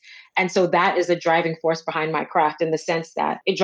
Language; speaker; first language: English; native; English